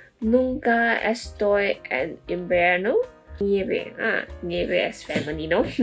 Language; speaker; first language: Spanish; non-native, learner; Malay